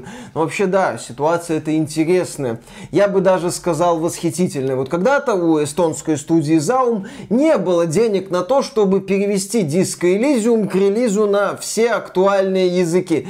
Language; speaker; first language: Russian; native; Russian